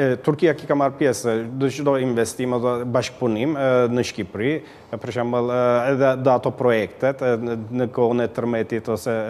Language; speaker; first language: Albanian; early bilingual, heritage; Albanian